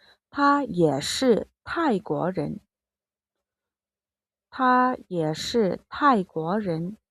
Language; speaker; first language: Chinese; non-native, fluent; Mongolian